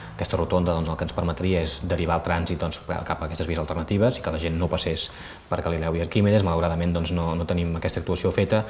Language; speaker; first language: Catalan; native; Catalan